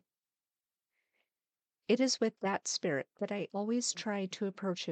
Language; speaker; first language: English; native; English